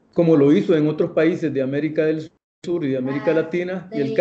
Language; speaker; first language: Spanish; native; Spanish